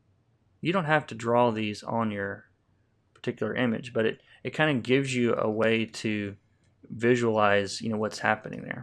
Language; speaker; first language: English; native; English